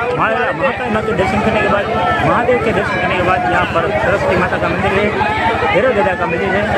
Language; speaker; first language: Hindi; non-native, local second language; Gujarati